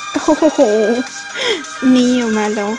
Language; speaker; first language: Spanish; early bilingual, heritage; Spanish